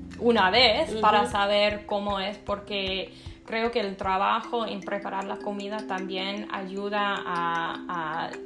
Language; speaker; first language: Spanish; non-native, fluent; English